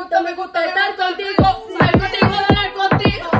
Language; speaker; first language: Spanish; native; Spanish